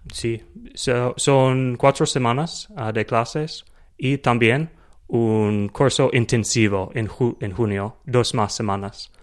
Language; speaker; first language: Spanish; non-native, learner; English